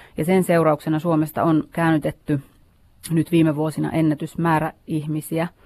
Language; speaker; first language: Finnish; native; Finnish